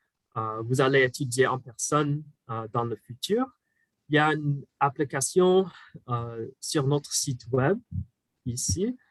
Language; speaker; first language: French; non-native, fluent; English